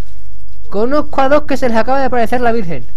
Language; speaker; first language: Spanish; native; Spanish